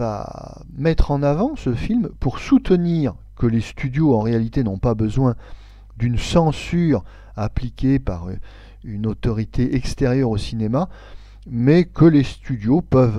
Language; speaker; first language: French; native; French